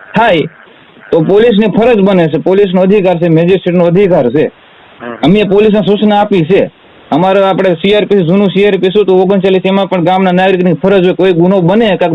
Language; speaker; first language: Gujarati; native; Gujarati